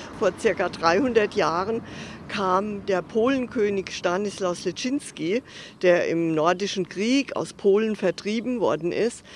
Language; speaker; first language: German; native; German